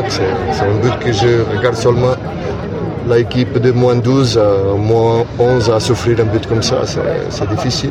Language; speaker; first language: French; non-native, learner; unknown